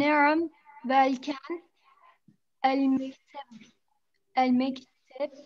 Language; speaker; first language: Arabic; non-native, learner; Turkish